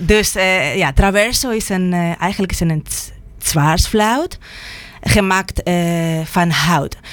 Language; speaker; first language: Dutch; non-native, fluent; Spanish